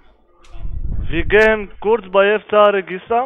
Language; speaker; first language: German; non-native, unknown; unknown